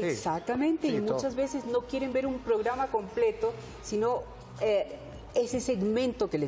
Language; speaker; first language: Spanish; early bilingual, heritage; Spanish